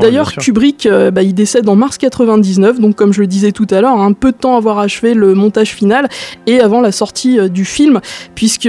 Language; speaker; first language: French; native; French